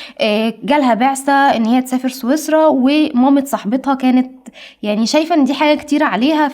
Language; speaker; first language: Arabic; native; Arabic